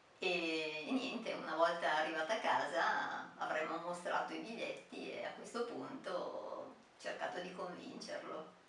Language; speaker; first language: Italian; native; Italian